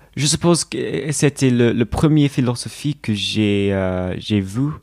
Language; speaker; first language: French; non-native, learner; English